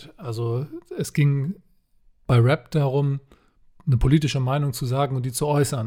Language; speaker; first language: German; native; German